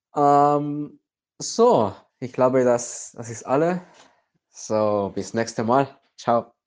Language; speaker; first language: German; non-native, learner; Spanish